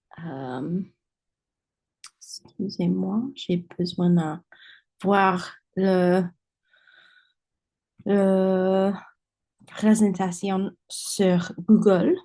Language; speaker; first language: French; non-native, learner; English